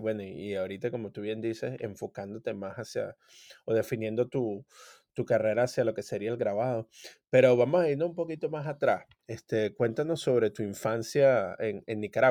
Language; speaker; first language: Spanish; native; Spanish